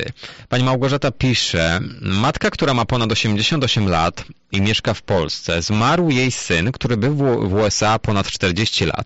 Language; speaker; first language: Polish; native; Polish